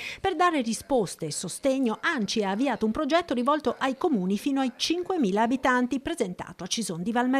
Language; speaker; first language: Italian; native; Italian